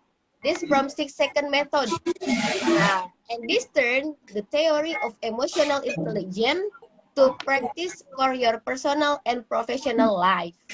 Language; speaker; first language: English; non-native, learner; Indonesian